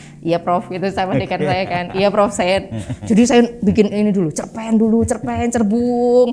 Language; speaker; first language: Indonesian; native; Indonesian